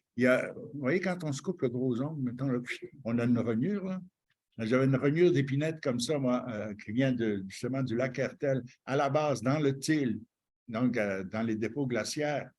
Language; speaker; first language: French; native; French